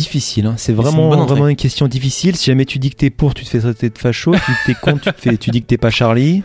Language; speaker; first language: French; native; French